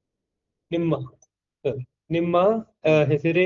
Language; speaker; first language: Kannada; non-native, learner; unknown